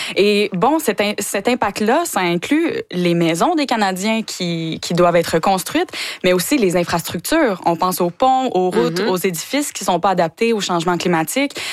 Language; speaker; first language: French; native; French